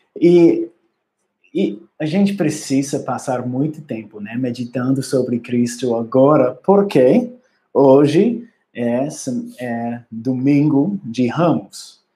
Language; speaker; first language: Portuguese; non-native, learner; English